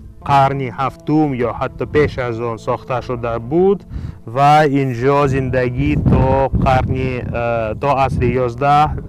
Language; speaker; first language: Persian; non-native, fluent; Russian